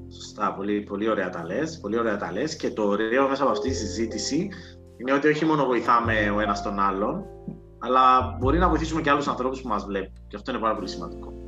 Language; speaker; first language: Greek; native; Greek